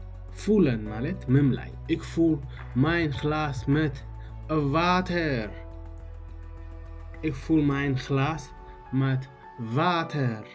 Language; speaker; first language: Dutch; non-native, learner; Tigrinya